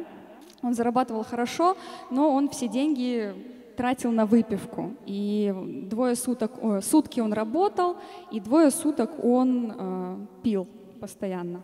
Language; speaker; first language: Russian; native; Russian